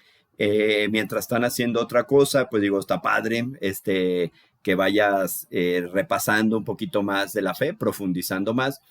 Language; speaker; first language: Spanish; native; Spanish